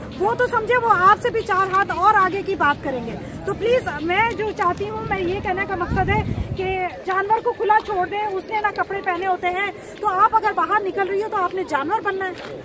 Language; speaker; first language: Urdu; non-native, local second language; Punjabi